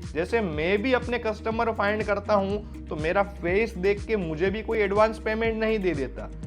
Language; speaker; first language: Hindi; non-native, local second language; Gujarati